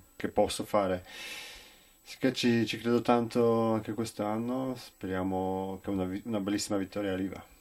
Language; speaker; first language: Italian; non-native, fluent; Polish